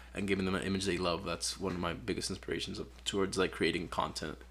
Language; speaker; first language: English; non-native, fluent; Spanish